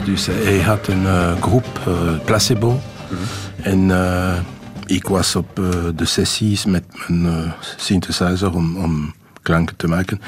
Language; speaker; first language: Dutch; non-native, local second language; French